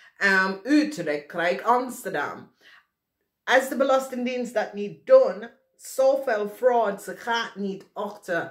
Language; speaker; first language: Dutch; non-native, fluent; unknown